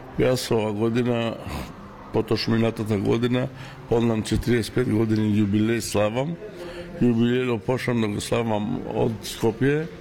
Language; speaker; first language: Macedonian; non-native, local second language; Romany